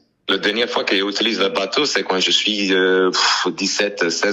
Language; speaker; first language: French; non-native, learner; English